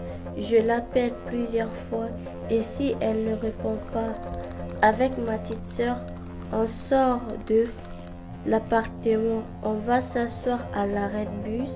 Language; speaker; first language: French; non-native, learner; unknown